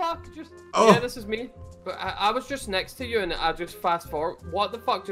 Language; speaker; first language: English; native; English